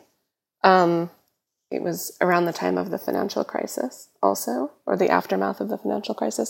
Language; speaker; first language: English; native; English